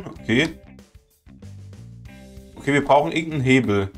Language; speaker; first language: German; native; German